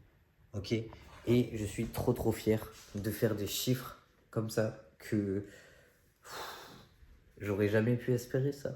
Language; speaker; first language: French; native; French